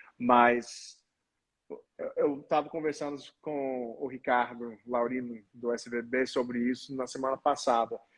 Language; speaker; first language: Portuguese; non-native, fluent; English